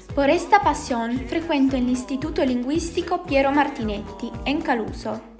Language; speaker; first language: Spanish; non-native, learner; Italian